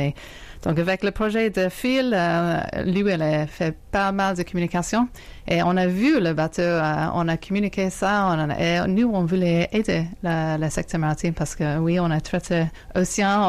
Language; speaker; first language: French; non-native, fluent; English